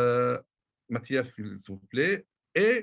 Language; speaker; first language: French; non-native, local second language; Arabic